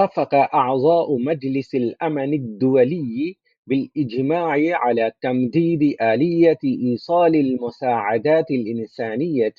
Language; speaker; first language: Arabic; non-native, fluent; Urdu